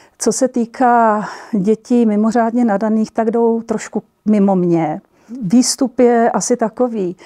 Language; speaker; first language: Czech; native; Czech